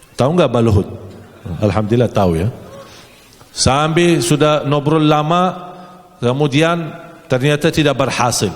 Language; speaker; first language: Malay; non-native, fluent; Arabic